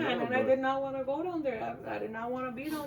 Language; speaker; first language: English; native; English